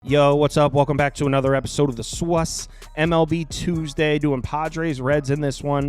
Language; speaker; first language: English; native; English